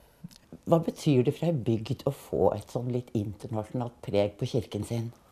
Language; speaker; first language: Norwegian; native; Norwegian